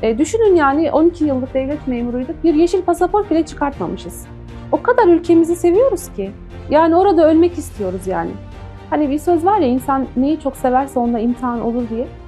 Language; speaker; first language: Turkish; native; Turkish